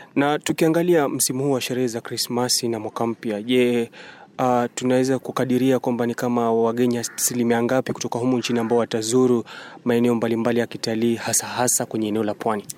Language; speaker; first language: Swahili; native; Swahili